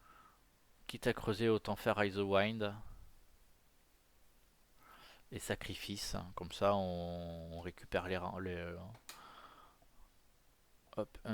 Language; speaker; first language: French; native; French